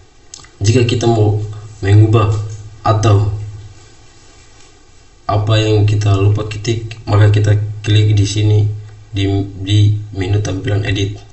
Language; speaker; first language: Indonesian; native; Indonesian